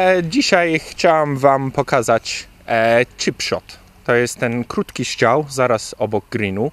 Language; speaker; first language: Polish; early bilingual, heritage; Polish